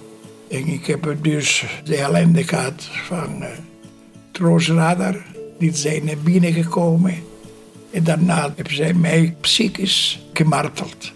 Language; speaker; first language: Dutch; non-native, fluent; Italian